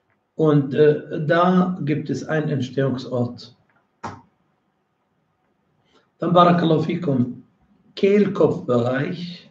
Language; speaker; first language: German; non-native, fluent; Arabic